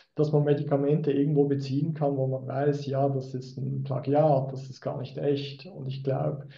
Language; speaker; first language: German; native; German